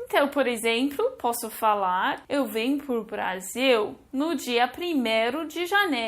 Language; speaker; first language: Portuguese; non-native, fluent; English